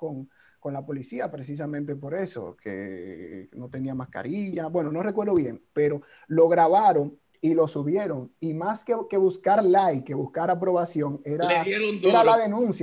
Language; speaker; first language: Spanish; native; Spanish